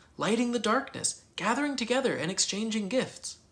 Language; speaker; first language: English; native; English